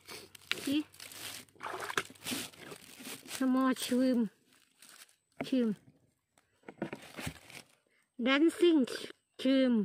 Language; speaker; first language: English; non-native, learner; Thai